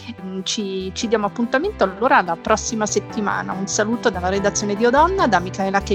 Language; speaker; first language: Italian; native; Italian